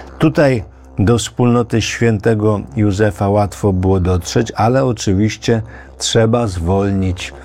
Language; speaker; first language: Polish; native; Polish